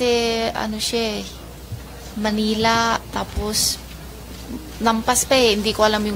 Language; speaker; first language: Filipino; non-native, learner; Chinese